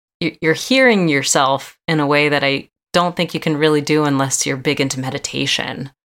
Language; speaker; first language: English; native; English